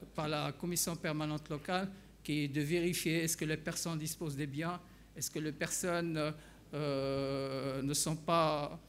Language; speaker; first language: French; non-native, local second language; Arabic